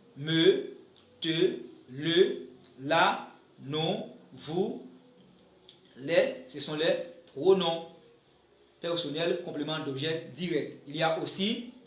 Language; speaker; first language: French; non-native, local second language; Haitian Creole